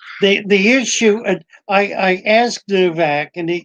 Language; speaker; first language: English; native; English